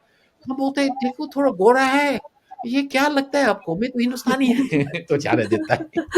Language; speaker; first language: Hindi; non-native, fluent; English